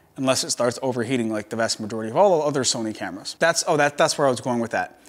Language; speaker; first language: English; native; English